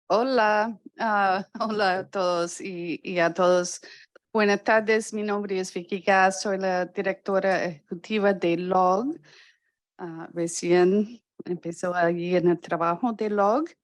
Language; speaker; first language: Spanish; non-native, fluent; English